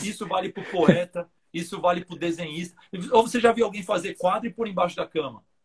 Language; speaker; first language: Portuguese; native; Portuguese